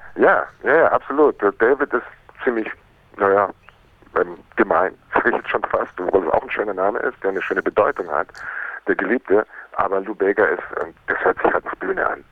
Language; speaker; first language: German; native; German